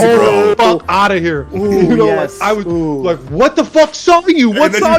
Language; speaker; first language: English; native; English